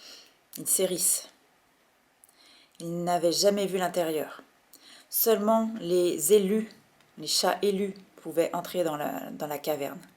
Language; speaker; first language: French; native; French